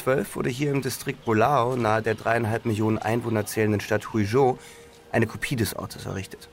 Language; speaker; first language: German; native; German